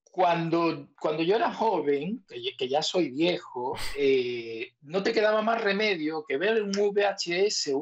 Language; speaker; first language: Spanish; native; Spanish